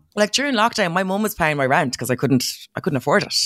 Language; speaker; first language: English; native; English